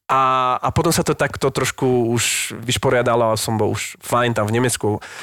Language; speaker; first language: Slovak; early bilingual, heritage; Slovak